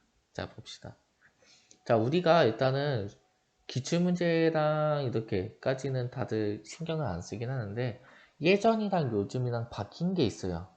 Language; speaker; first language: Korean; native; Korean